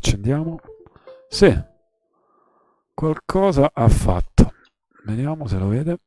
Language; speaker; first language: Italian; native; Italian